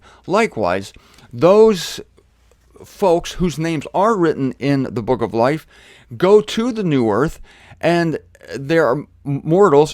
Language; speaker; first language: English; native; English